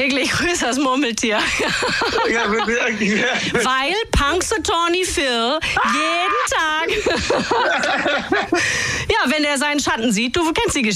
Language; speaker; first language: German; native; German